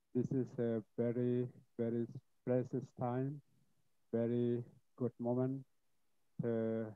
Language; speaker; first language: English; non-native, fluent; Indonesian